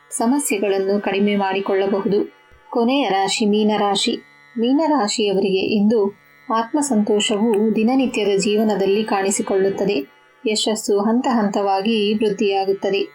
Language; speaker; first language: Kannada; native; Kannada